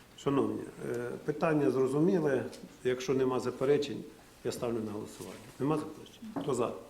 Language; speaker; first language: Ukrainian; non-native, local second language; Russian